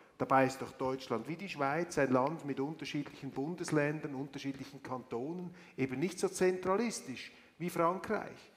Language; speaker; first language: German; native; German